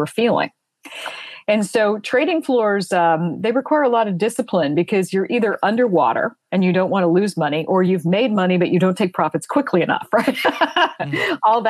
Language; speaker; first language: English; native; English